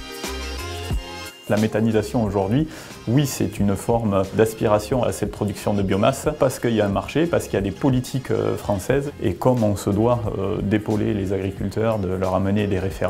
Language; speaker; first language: French; native; French